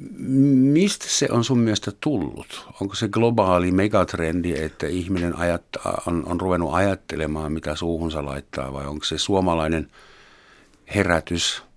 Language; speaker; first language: Finnish; non-native, fluent; German